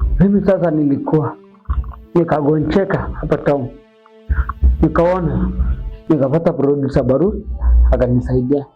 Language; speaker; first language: Swahili; non-native, local second language; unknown